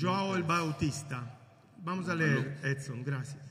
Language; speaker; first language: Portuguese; non-native, learner; Italian